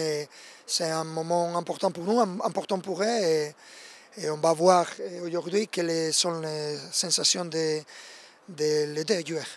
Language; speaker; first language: French; non-native, fluent; Spanish